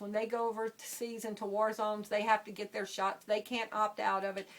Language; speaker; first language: English; native; English